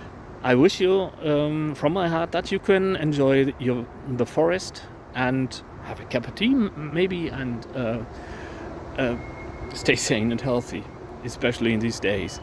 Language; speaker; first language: English; non-native, fluent; German